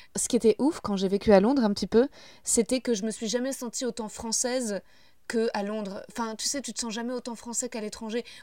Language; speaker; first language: French; native; French